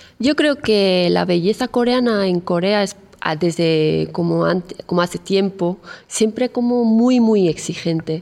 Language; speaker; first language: Spanish; non-native, fluent; Korean